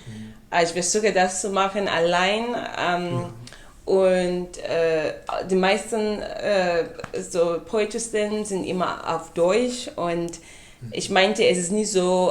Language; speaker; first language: German; non-native, fluent; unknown